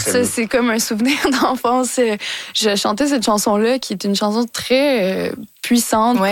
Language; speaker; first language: French; native; French